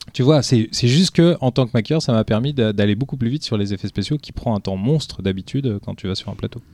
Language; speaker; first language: French; early bilingual, other home language; Portuguese